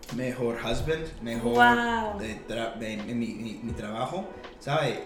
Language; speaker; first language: Spanish; early bilingual, heritage; Spanish